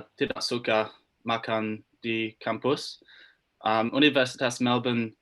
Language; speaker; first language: Indonesian; non-native, learner; English